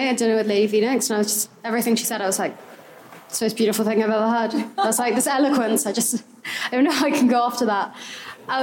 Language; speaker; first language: English; native; English